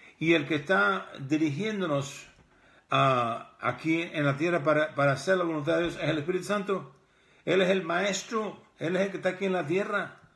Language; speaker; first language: Spanish; early bilingual, heritage; Spanish